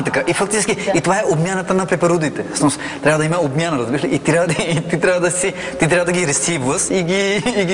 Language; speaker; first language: Bulgarian; non-native, fluent; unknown